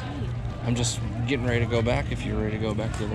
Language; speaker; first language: English; native; English